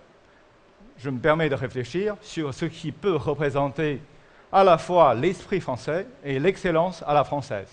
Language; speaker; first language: French; non-native, fluent; Chinese